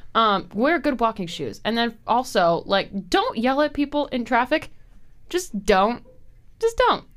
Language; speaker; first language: English; native; English